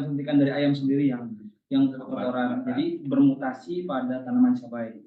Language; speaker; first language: Indonesian; native; Indonesian